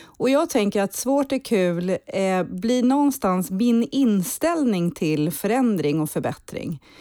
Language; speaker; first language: Swedish; early bilingual, heritage; Swedish